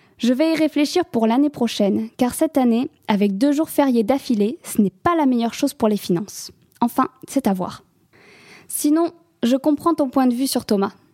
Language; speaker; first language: French; native; French